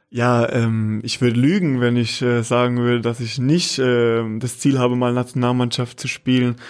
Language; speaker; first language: German; native; German